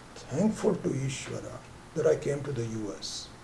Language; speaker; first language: English; non-native, local second language; Hindi